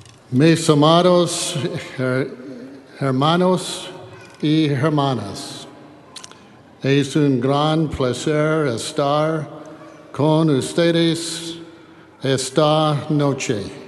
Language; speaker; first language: Spanish; non-native, learner; English